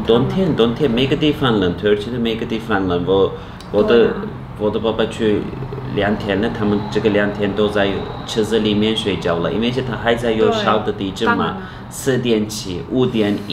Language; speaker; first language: Chinese; non-native, fluent; Turkish